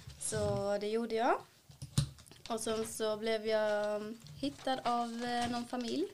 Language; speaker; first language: Swedish; early bilingual, other home language; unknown